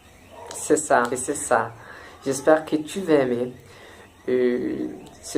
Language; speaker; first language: French; non-native, learner; Portuguese